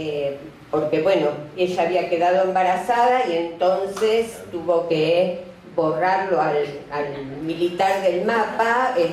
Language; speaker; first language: Spanish; native; Spanish